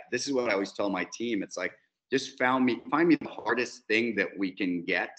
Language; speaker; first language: English; non-native, fluent; Spanish